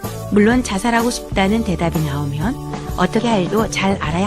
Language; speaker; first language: Korean; native; Korean